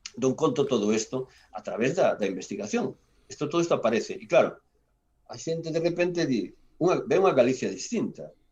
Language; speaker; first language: Galician; non-native, local second language; Spanish